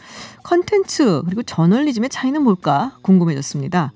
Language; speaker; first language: Korean; native; Korean